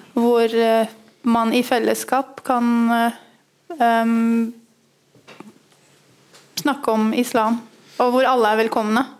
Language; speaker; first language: Norwegian; early bilingual, other home language; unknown